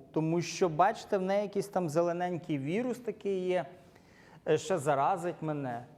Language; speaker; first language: Ukrainian; non-native, local second language; Russian